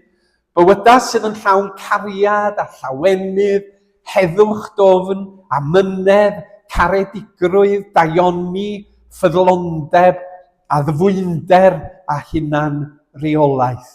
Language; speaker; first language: Welsh; native; Welsh